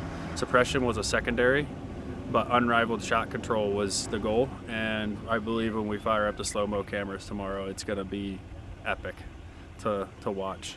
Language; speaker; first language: English; native; English